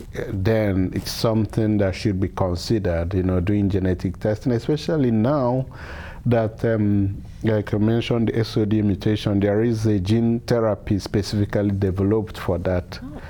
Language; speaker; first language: English; non-native, local second language; Igbo